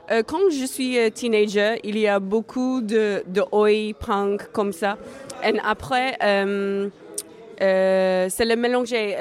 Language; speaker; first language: French; non-native, learner; English